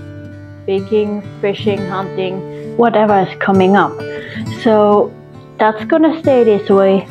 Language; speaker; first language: English; non-native, fluent; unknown